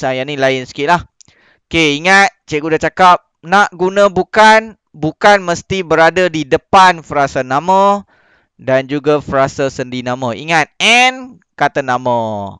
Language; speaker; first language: Malay; native; Malay